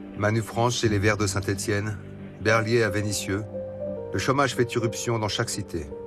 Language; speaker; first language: French; native; French